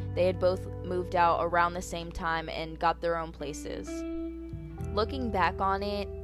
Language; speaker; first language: English; native; English